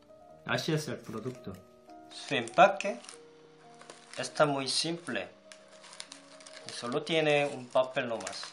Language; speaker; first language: Spanish; non-native, fluent; Korean